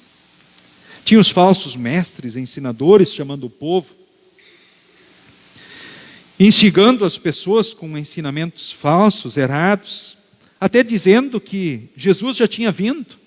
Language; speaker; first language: Portuguese; native; Portuguese